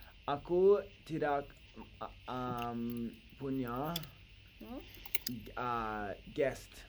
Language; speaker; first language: Indonesian; non-native, learner; English